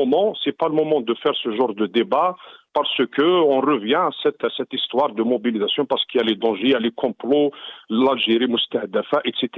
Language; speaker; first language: French; non-native, local second language; Arabic